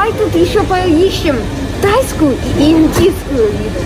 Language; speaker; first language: Russian; early bilingual, heritage; Russian